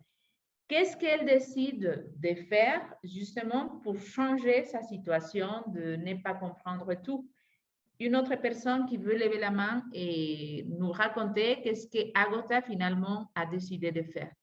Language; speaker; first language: French; non-native, fluent; Spanish